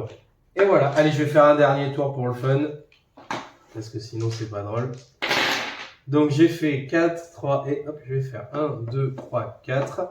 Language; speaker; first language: French; native; French